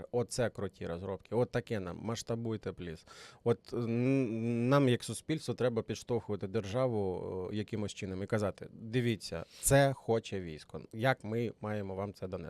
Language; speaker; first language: Ukrainian; native; Ukrainian